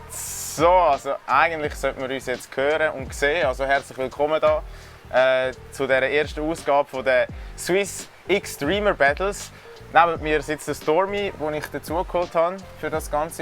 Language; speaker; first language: German; native; German